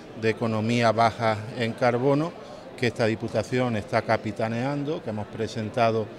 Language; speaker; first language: Spanish; native; Spanish